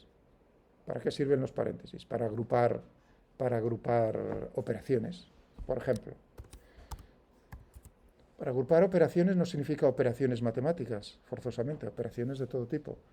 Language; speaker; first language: Spanish; native; Spanish